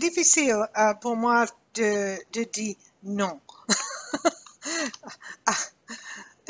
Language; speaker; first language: French; non-native, learner; English